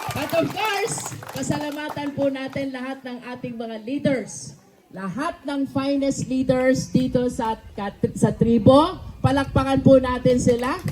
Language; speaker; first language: Filipino; native; Filipino